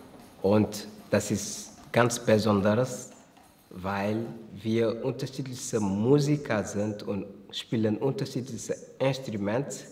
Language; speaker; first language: German; non-native, fluent; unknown